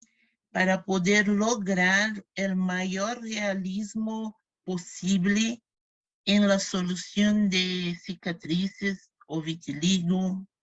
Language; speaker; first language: Spanish; non-native, fluent; Portuguese